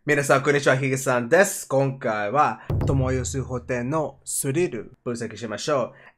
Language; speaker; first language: Japanese; non-native, learner; Spanish